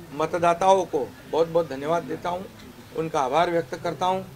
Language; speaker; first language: Hindi; non-native, local second language; Marathi